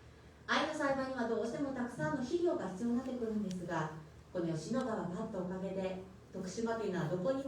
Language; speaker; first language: Japanese; native; Japanese